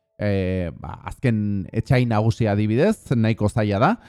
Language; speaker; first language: Basque; non-native, fluent; Spanish